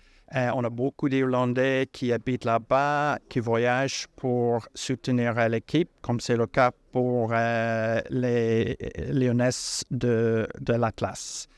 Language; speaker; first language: French; non-native, fluent; English